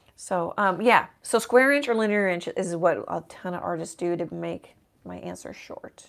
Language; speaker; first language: English; native; English